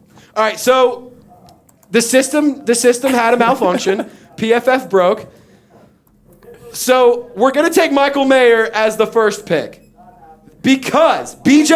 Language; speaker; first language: English; native; English